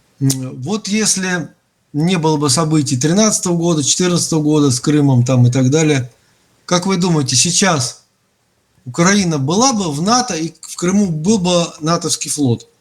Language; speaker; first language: Russian; native; Russian